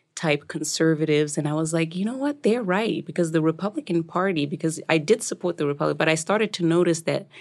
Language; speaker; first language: English; non-native, local second language; Shona